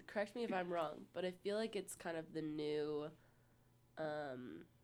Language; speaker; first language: English; native; English